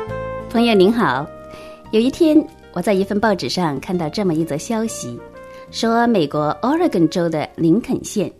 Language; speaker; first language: Chinese; native; Chinese